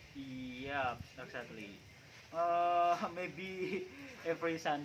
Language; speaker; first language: English; non-native, learner; Indonesian